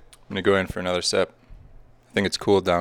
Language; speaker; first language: English; native; English